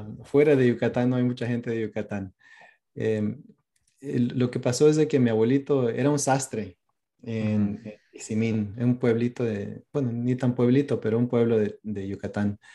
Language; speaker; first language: Spanish; early bilingual, heritage; Spanish